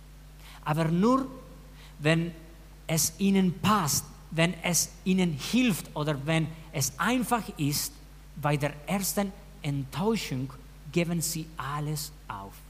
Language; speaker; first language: German; non-native, fluent; Spanish